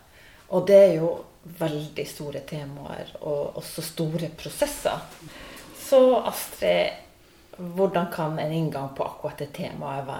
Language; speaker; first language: Norwegian; native; Norwegian